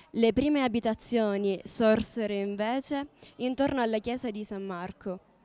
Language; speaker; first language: Italian; native; Italian